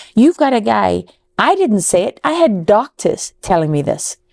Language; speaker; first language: English; native; English